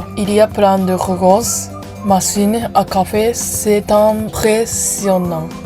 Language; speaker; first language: French; non-native, learner; Japanese